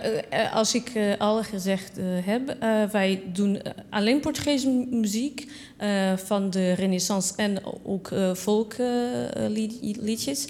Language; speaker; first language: Dutch; non-native, learner; Portuguese